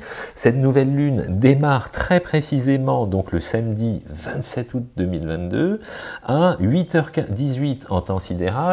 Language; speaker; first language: French; native; French